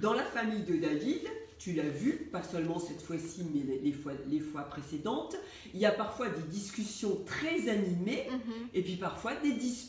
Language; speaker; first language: French; native; French